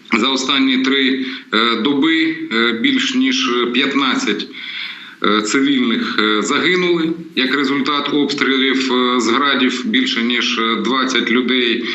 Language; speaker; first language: Ukrainian; non-native, local second language; Russian